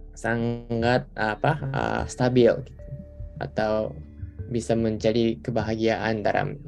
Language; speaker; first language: Indonesian; non-native, fluent; Japanese